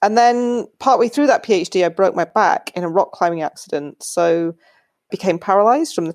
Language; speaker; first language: English; native; English